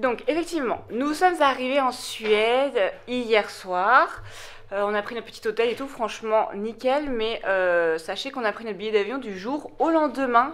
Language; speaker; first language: French; native; French